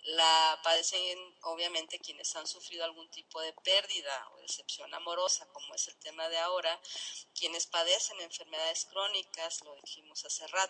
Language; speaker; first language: Spanish; native; Spanish